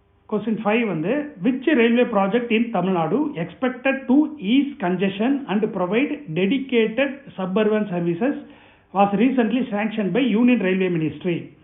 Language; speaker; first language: English; non-native, local second language; Tamil